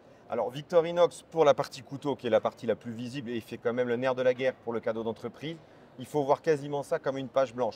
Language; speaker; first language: French; native; French